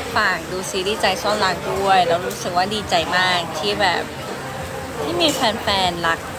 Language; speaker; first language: Thai; early bilingual, other home language; Cantonese